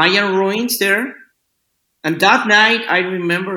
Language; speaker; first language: English; non-native, learner; Spanish